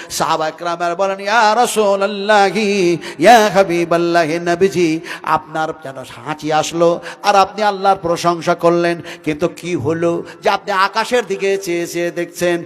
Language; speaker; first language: Bangla; non-native, local second language; Hindi